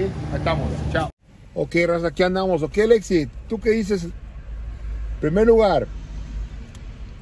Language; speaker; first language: Spanish; early bilingual, heritage; English